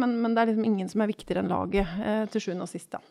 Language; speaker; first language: Norwegian; native; Norwegian